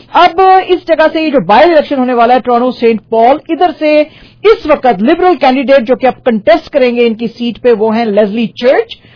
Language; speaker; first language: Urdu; non-native, local second language; Punjabi